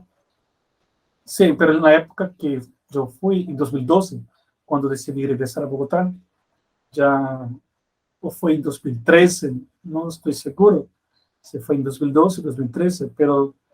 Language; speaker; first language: Spanish; non-native, fluent; Portuguese